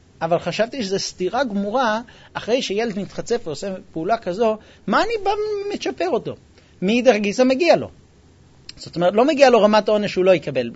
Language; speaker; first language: Hebrew; non-native, fluent; English